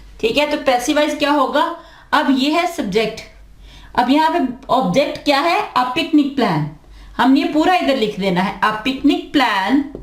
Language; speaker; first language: Urdu; native; Urdu